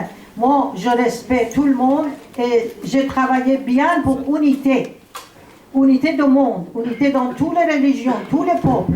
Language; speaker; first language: French; non-native, learner; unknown